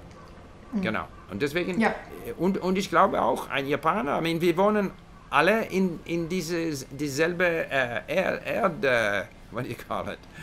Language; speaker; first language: German; non-native, learner; English